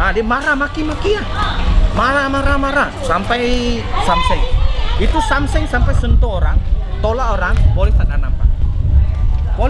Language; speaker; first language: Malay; non-native, local second language; Cantonese